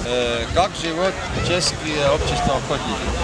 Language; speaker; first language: Russian; non-native, fluent; Estonian